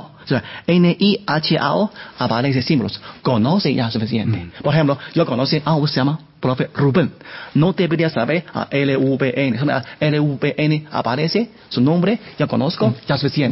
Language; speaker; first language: Spanish; non-native, learner; Chinese